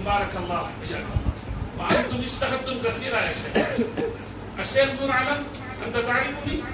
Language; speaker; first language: Arabic; non-native, fluent; Urdu